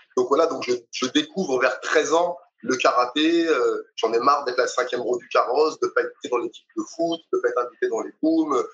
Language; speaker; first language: French; native; French